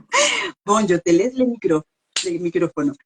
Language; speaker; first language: French; non-native, learner; Spanish